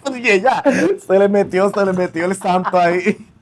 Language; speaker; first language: Spanish; native; Spanish